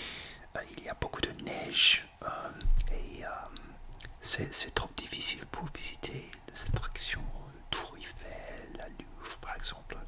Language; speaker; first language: French; non-native, learner; English